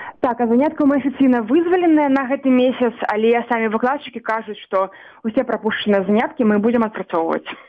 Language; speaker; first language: Belarusian; non-native, local second language; Russian